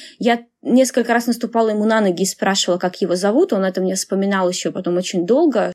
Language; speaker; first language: Russian; native; Russian